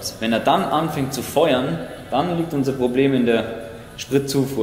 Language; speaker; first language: German; native; German